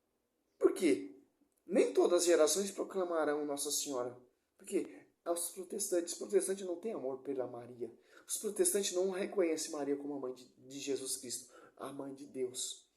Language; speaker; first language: Portuguese; native; Portuguese